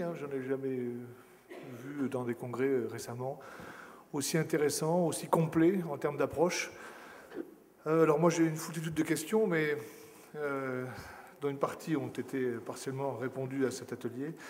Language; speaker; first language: French; native; French